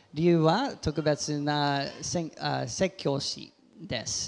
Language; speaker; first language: Japanese; non-native, fluent; English